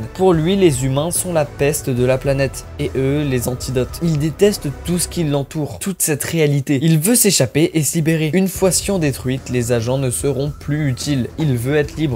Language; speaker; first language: French; native; French